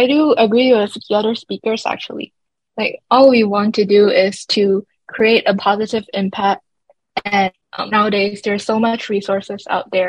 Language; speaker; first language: English; non-native, local second language; Chinese